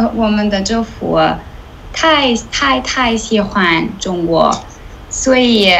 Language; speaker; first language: Chinese; non-native, learner; Italian